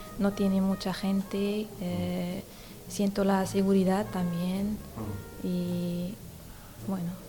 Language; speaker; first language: Spanish; non-native, learner; Arabic